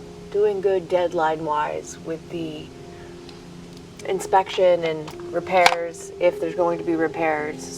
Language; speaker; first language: English; native; English